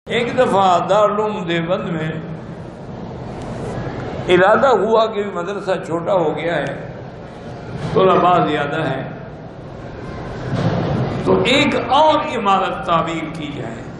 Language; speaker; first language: Urdu; native; Urdu